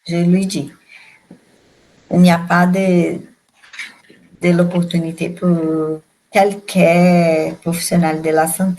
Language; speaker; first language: French; non-native, learner; Portuguese